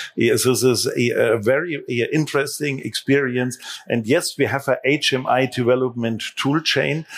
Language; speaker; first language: English; non-native, fluent; German